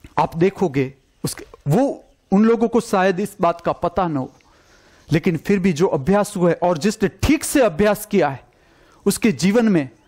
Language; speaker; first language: Hindi; non-native, local second language; Gujarati